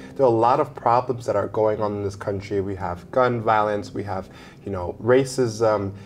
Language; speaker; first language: English; native; English